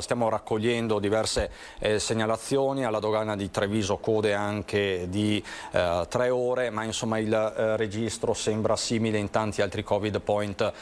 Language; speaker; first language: Italian; native; Italian